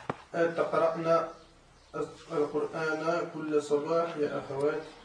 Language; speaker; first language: Arabic; non-native, learner; French